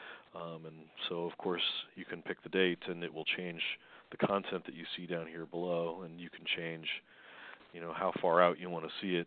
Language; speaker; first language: English; native; English